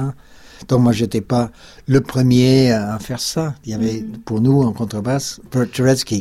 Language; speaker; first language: French; non-native, fluent; English